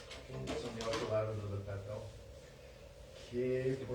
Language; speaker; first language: Spanish; non-native, learner; English